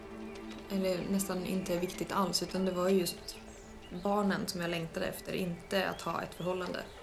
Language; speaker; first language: Swedish; native; Swedish